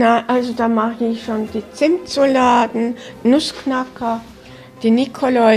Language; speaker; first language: German; early bilingual, heritage; German